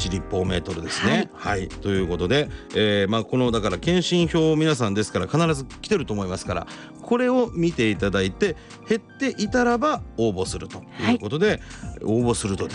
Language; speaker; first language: Japanese; native; Japanese